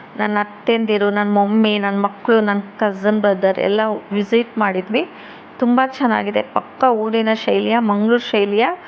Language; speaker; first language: Kannada; non-native, local second language; Tulu